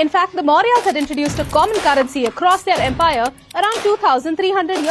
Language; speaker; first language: English; non-native, local second language; Hindi